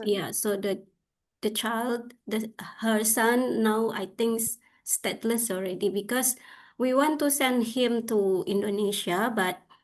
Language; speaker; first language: English; non-native, learner; Indonesian